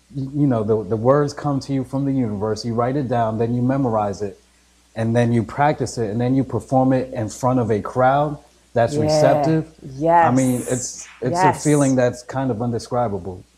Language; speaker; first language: English; native; English